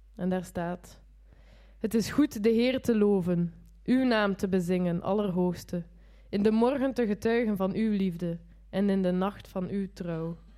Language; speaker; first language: Dutch; native; Dutch